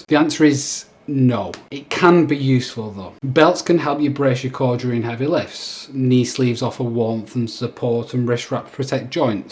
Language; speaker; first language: English; native; English